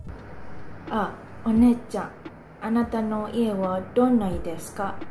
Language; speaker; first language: Japanese; non-native, learner; Malay